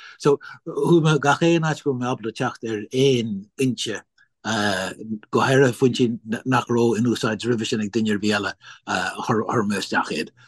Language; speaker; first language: Irish; non-native, local second language; English